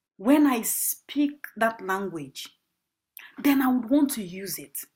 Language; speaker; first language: English; non-native, local second language; Igbo